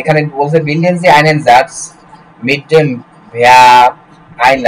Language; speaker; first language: German; non-native, fluent; Bangla